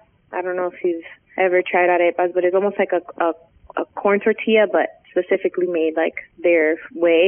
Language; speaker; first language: English; native; English